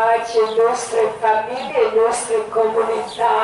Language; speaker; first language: Italian; non-native, learner; Croatian